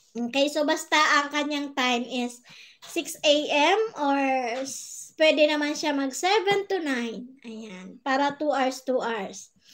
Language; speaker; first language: Filipino; non-native, local second language; Bikol